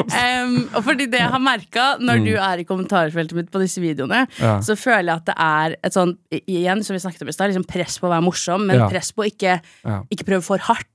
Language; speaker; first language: Norwegian; native; Norwegian